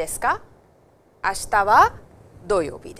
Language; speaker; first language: Japanese; non-native, fluent; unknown